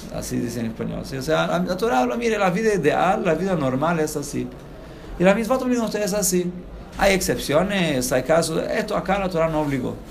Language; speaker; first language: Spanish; non-native, fluent; Portuguese